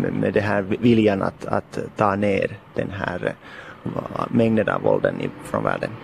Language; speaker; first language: Swedish; non-native, local second language; Finnish